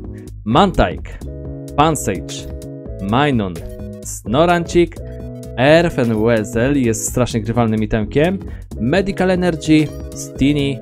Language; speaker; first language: Polish; native; Polish